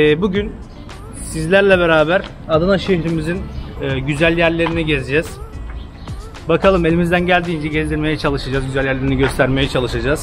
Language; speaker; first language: Turkish; native; Turkish